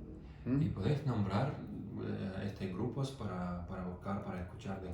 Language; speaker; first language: Spanish; non-native, fluent; Russian